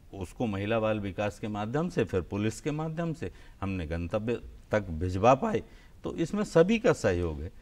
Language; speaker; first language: Hindi; native; Hindi